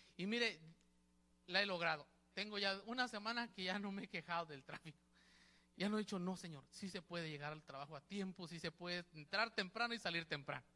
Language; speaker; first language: Spanish; native; Spanish